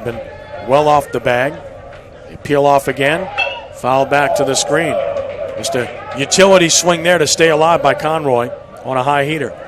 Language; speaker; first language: English; native; English